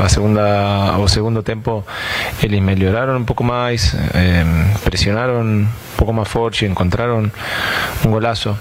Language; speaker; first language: Portuguese; non-native, fluent; Spanish